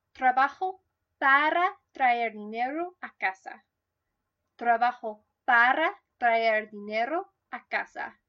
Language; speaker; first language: Spanish; non-native, learner; English